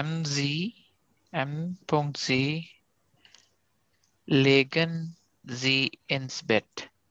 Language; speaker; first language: German; non-native, learner; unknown